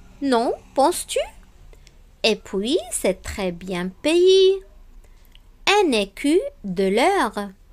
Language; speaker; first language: French; non-native, local second language; Arabic